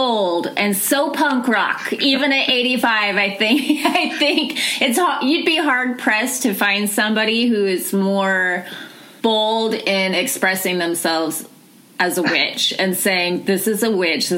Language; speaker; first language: English; native; English